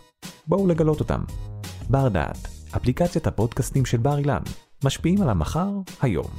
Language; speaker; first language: Hebrew; native; Hebrew